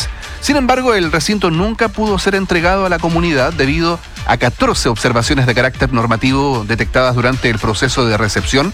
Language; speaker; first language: Spanish; native; Spanish